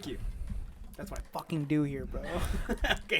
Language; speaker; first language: English; native; English